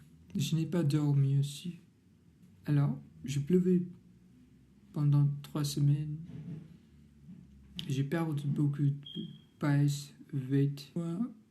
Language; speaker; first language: French; non-native, learner; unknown